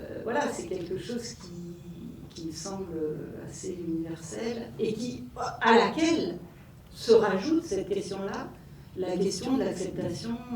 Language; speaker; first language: French; native; French